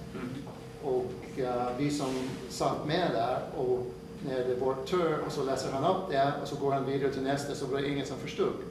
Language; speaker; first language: Swedish; non-native, fluent; English